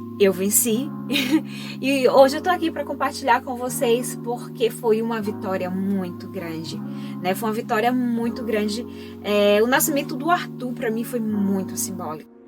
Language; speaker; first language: Portuguese; native; Portuguese